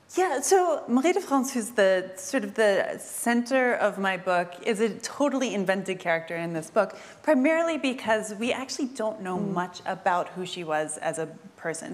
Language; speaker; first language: English; native; English